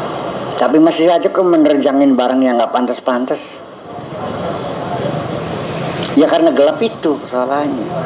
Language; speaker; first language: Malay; non-native, local second language; Javanese